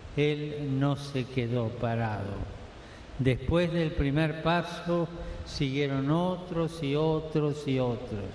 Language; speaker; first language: Spanish; native; Spanish